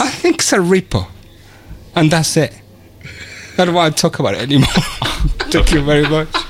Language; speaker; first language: English; non-native, fluent; Spanish